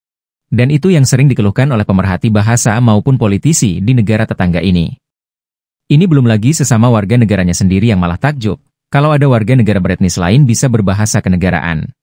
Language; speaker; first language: Indonesian; native; Indonesian